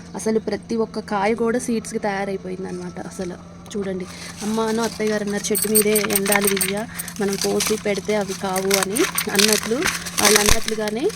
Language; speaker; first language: Telugu; native; Telugu